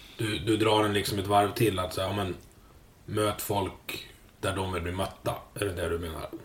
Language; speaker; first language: Swedish; native; Swedish